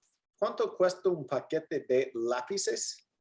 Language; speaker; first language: Spanish; non-native, fluent; English